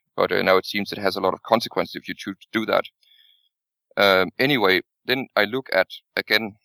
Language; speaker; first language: English; non-native, fluent; Danish